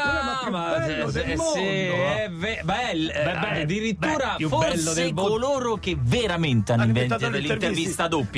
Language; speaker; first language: Italian; native; Italian